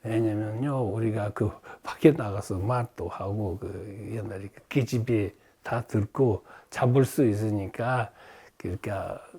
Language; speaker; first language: Korean; early bilingual, heritage; Russian